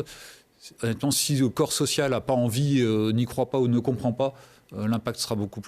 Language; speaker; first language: French; native; French